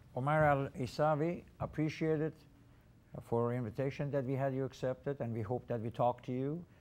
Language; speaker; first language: English; non-native, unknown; Persian